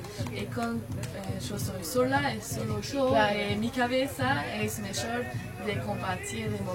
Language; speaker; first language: Spanish; non-native, learner; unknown